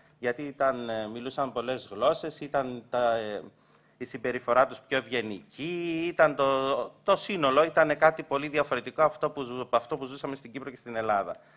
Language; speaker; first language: Greek; early bilingual, heritage; Greek